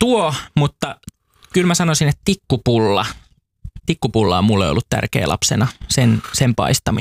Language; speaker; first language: Finnish; native; Finnish